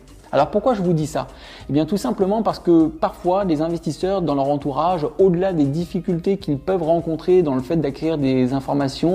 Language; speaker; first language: French; native; French